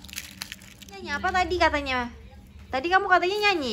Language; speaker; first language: Indonesian; native; Indonesian